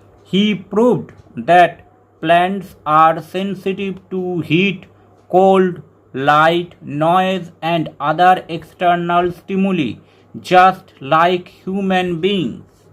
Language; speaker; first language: English; non-native, local second language; Bangla